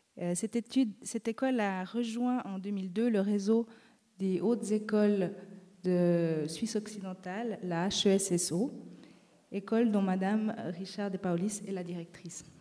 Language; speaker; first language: French; native; French